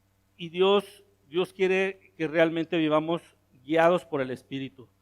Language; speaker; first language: Spanish; native; Spanish